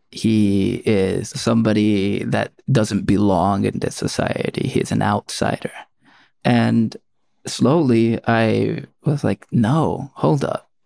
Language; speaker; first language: English; early bilingual, other home language; Spanish